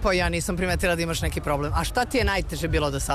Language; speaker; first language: Serbian; native; Serbian